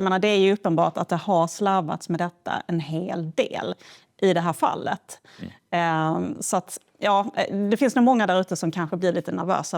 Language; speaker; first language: Swedish; native; Swedish